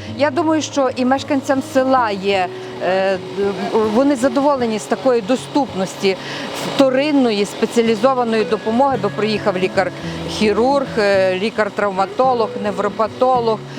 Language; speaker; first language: Ukrainian; native; Ukrainian